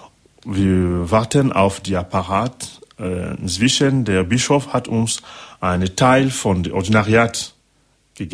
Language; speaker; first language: German; non-native, learner; French